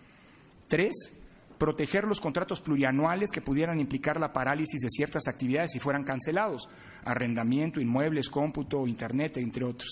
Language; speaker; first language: Spanish; native; Spanish